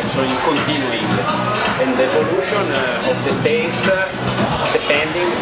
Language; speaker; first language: English; non-native, fluent; Italian